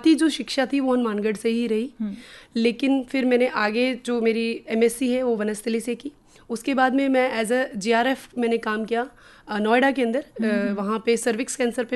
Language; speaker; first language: Hindi; non-native, local second language; Rajasthani